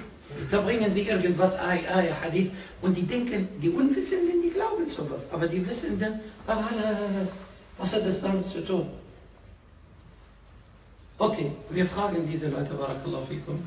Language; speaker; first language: German; non-native, fluent; Arabic